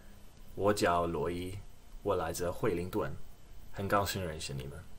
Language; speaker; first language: Chinese; non-native, fluent; English